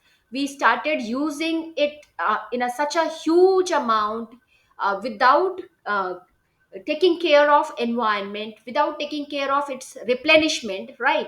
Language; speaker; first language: English; non-native, local second language; Hindi